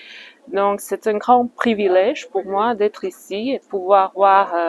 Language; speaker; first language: French; non-native, fluent; Slovak